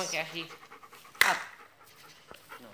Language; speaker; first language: English; native; English